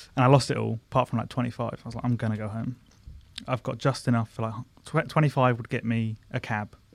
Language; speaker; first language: English; native; English